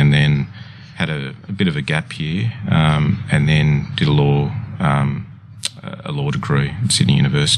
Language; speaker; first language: English; native; English